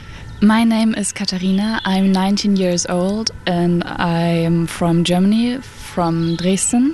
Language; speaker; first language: English; non-native, fluent; German